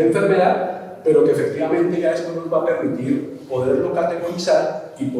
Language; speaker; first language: Spanish; native; Spanish